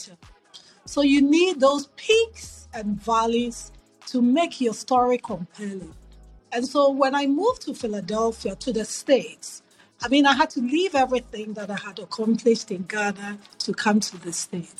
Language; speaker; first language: English; non-native, local second language; Akan